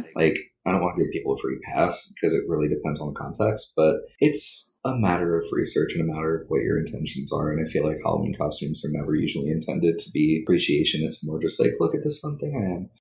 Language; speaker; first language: English; early bilingual, other home language; Spanish